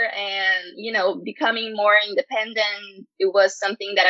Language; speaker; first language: English; non-native, fluent; Portuguese